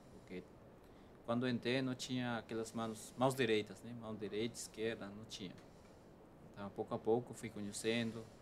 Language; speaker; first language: Portuguese; non-native, fluent; Spanish